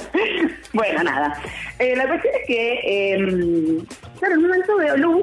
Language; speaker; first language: Spanish; native; Spanish